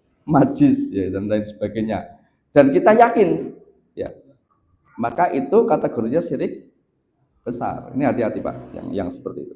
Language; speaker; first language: Indonesian; native; Indonesian